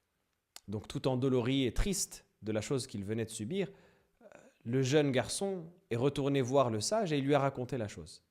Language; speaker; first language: French; native; French